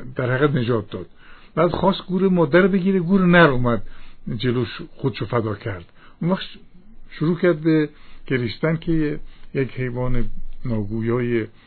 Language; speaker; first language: Persian; native; Persian